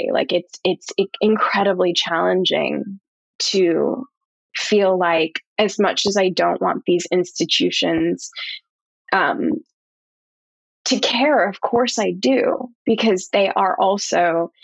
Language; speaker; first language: English; native; English